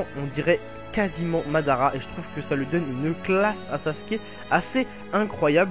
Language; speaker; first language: French; native; French